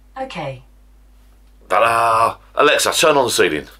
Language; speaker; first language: English; native; English